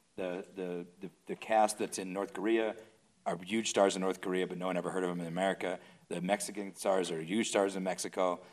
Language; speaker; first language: English; native; English